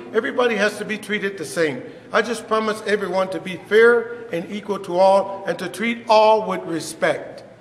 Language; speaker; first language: English; native; English